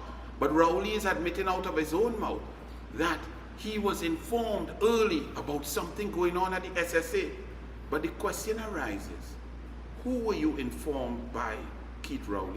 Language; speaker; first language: English; native; English